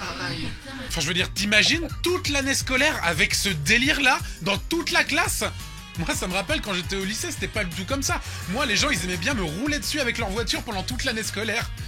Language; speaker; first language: French; native; French